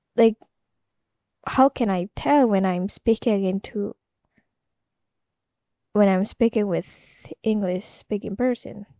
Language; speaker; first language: English; non-native, learner; Indonesian